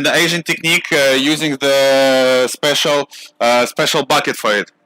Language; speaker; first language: English; non-native, learner; Russian